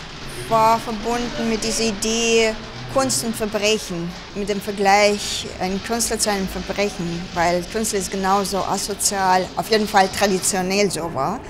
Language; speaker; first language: German; non-native, fluent; Russian